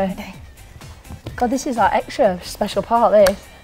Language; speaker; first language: English; native; English